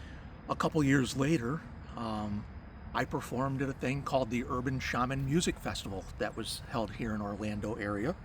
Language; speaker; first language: English; native; English